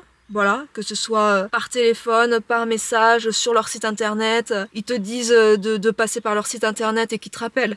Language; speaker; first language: French; native; French